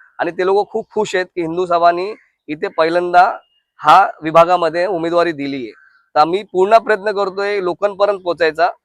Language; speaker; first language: Marathi; non-native, local second language; Hindi